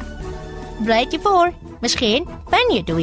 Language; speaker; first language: Dutch; non-native, fluent; Indonesian